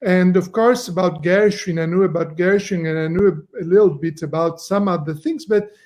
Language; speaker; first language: English; non-native, fluent; Italian